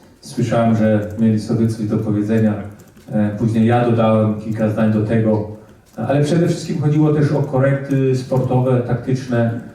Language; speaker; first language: Polish; early bilingual, heritage; Polish